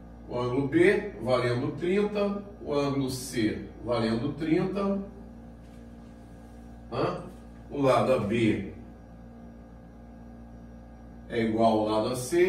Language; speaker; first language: Portuguese; native; Portuguese